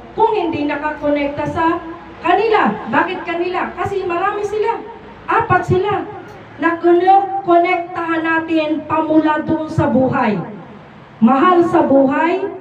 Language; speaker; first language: Filipino; native; Filipino